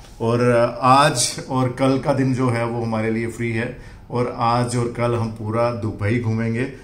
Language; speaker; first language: Hindi; non-native, local second language; Punjabi